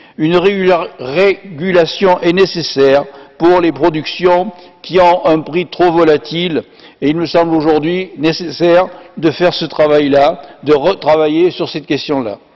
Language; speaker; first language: French; native; French